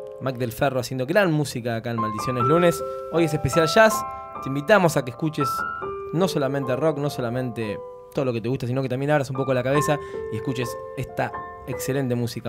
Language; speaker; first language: Spanish; native; Spanish